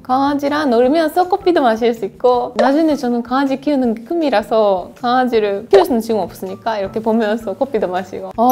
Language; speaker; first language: Korean; non-native, fluent; Japanese